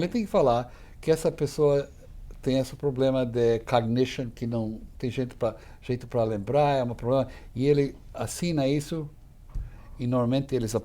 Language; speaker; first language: Portuguese; non-native, fluent; English